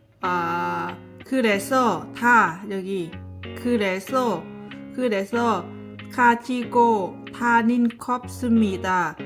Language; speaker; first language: Korean; non-native, learner; Lao